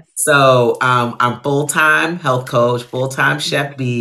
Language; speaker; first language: English; native; English